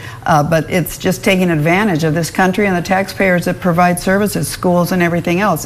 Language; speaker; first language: English; native; English